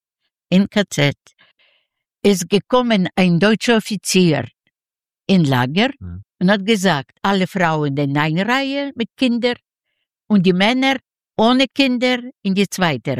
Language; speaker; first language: German; non-native, learner; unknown